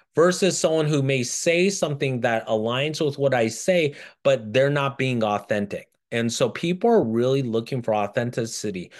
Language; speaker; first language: English; early bilingual, other home language; Japanese